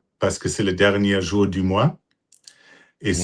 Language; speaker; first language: French; non-native, fluent; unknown